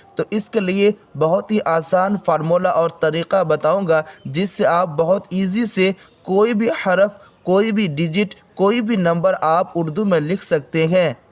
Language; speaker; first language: Hindi; native; Hindi